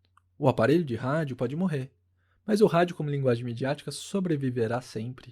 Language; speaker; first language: Portuguese; native; Portuguese